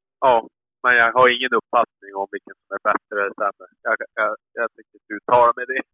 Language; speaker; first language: Swedish; native; Swedish